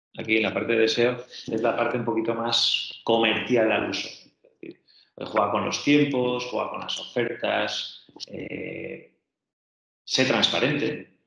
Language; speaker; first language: Spanish; native; Spanish